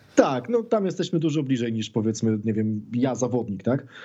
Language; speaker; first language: Polish; native; Polish